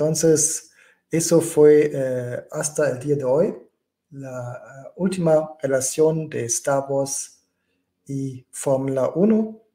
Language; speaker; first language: Spanish; non-native, fluent; German